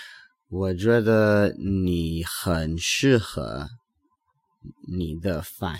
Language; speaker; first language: Chinese; non-native, learner; English